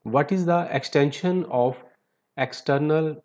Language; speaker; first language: English; non-native, local second language; Punjabi